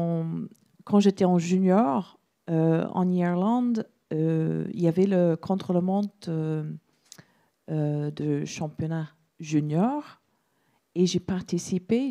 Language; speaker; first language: French; non-native, fluent; English